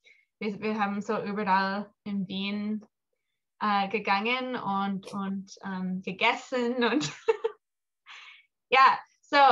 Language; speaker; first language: German; early bilingual, heritage; English